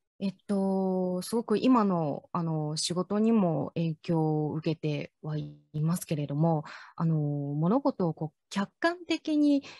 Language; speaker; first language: Japanese; non-native, fluent; Chinese